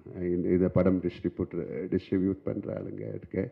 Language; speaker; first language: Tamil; non-native, learner; Malayalam